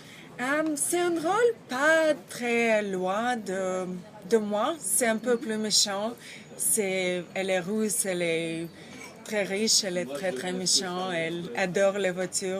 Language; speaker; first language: French; non-native, learner; Russian